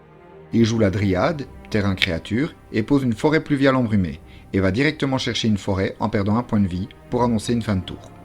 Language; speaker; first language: French; native; French